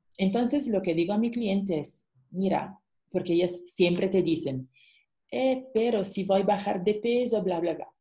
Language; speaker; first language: Spanish; non-native, fluent; Italian